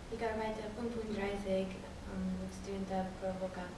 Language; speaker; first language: German; non-native, learner; English